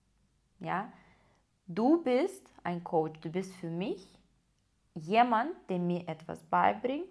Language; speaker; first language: German; non-native, fluent; Russian